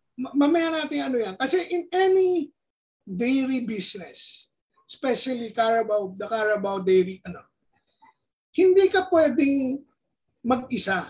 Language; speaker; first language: Filipino; native; Filipino